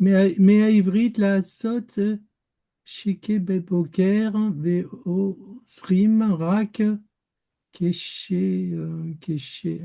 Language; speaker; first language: Hebrew; non-native, learner; French